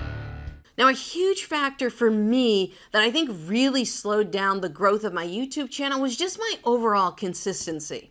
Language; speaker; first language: English; native; English